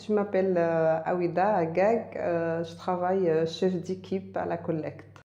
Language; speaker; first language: French; non-native, learner; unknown